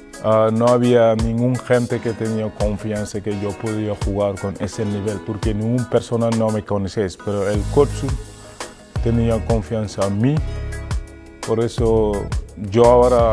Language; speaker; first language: Spanish; non-native, fluent; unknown